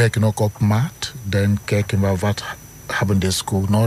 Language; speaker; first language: Dutch; non-native, learner; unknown